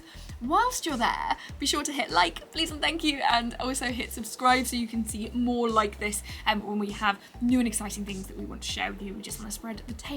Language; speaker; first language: English; native; English